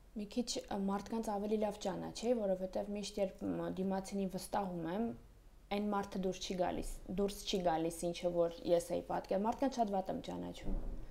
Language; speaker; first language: Armenian; early bilingual, other home language; Russian